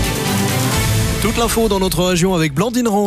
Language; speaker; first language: French; native; French